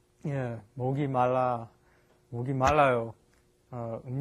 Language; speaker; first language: Korean; non-native, learner; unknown